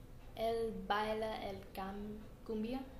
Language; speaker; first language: Spanish; non-native, learner; English